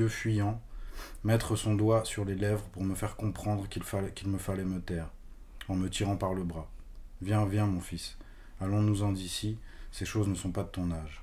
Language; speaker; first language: French; native; French